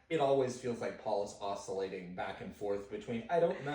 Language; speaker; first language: English; native; English